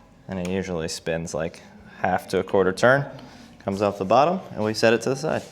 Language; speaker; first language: English; native; English